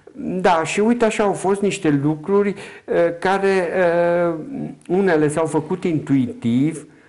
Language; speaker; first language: Romanian; native; Romanian